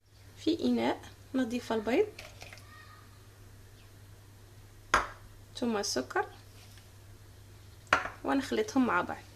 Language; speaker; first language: Arabic; native; Arabic